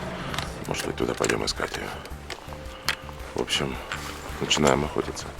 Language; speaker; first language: Russian; native; Russian